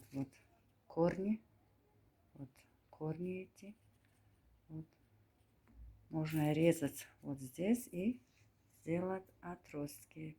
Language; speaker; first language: Russian; non-native, learner; Turkmen